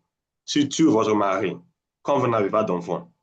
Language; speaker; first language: French; non-native, fluent; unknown